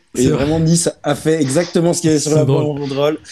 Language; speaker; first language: French; native; French